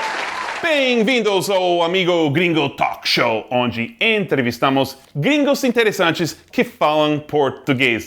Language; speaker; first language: Portuguese; non-native, fluent; English